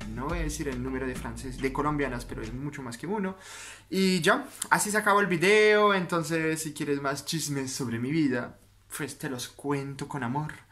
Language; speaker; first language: Spanish; non-native, fluent; French